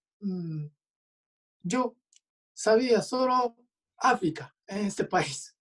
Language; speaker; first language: Spanish; non-native, learner; Japanese